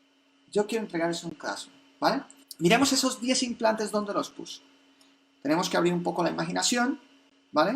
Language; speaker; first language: Spanish; native; Spanish